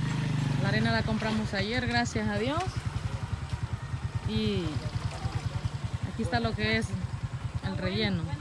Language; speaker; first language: Spanish; native; Spanish